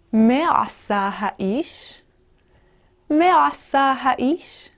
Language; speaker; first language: Hebrew; non-native, fluent; English